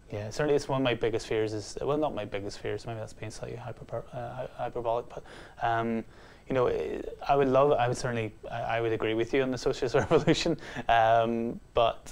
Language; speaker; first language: English; native; English